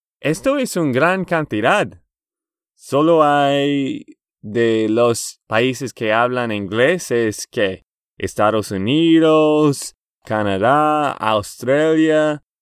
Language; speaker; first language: Spanish; non-native, fluent; English